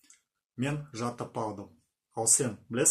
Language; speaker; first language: Kazakh; non-native, learner; Russian